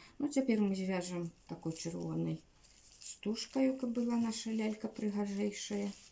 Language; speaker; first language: Belarusian; native; Belarusian